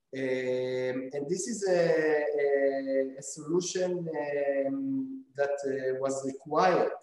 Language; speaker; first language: English; non-native, fluent; Hebrew